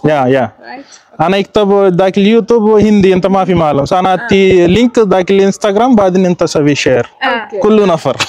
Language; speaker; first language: Arabic; non-native, learner; Telugu